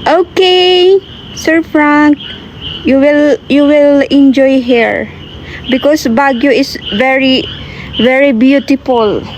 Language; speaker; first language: English; non-native, learner; Filipino